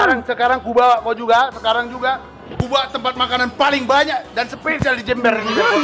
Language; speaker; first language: Indonesian; native; Indonesian